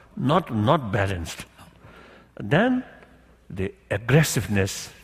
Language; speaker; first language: English; non-native, learner; Tibetan